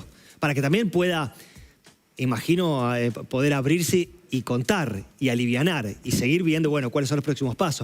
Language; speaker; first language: Spanish; native; Spanish